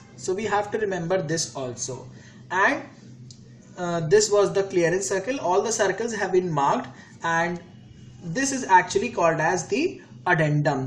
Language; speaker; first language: English; non-native, local second language; Hindi